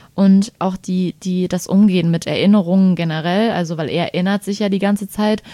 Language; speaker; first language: German; native; German